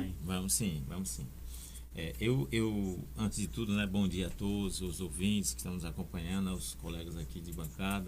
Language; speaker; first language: Portuguese; native; Portuguese